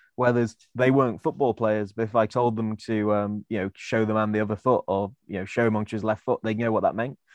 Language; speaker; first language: English; native; English